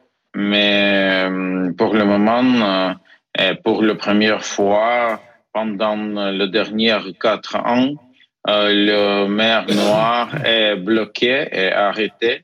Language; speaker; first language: French; non-native, learner; Ukrainian